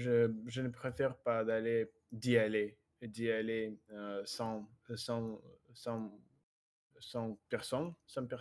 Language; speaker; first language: French; non-native, learner; Russian